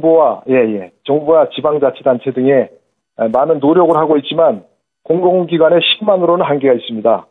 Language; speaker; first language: Korean; native; Korean